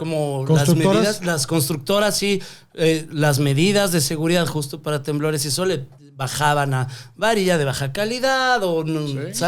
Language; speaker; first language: Spanish; native; Spanish